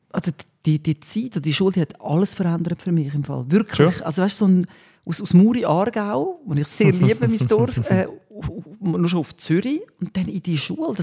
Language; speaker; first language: German; early bilingual, other home language; Swiss German